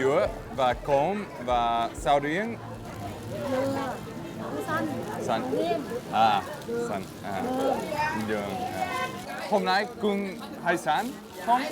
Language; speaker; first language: Vietnamese; non-native, learner; English